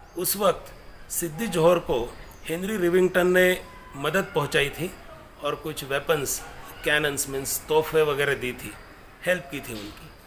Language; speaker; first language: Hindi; non-native, local second language; Marathi